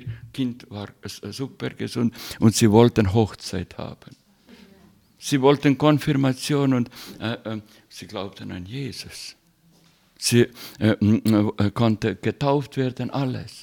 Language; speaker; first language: German; non-native, learner; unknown